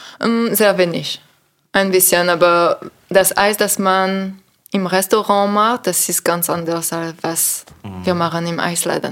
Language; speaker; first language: German; non-native, learner; French